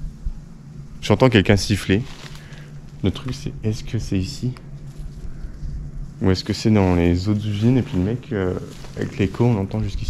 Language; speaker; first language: French; native; French